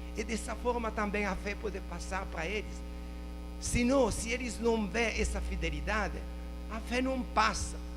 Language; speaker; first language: Portuguese; non-native, fluent; Italian